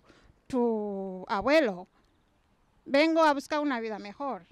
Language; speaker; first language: Spanish; non-native, fluent; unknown